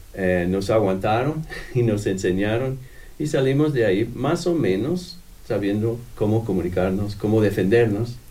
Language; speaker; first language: Spanish; non-native, fluent; English